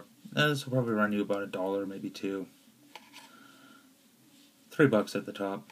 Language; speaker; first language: English; native; English